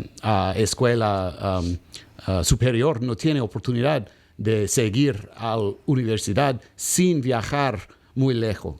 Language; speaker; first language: Spanish; non-native, learner; English